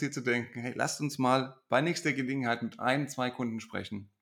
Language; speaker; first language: German; native; German